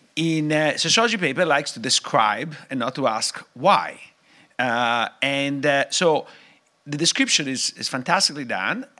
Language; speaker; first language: English; non-native, fluent; Italian